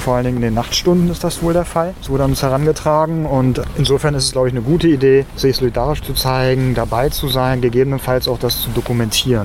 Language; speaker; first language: German; native; German